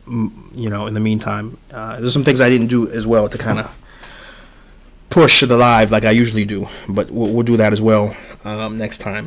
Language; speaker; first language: English; early bilingual, other home language; Haitian Creole